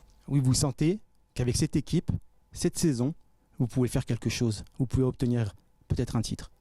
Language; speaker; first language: French; native; French